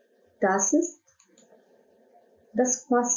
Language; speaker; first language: German; non-native, fluent; Croatian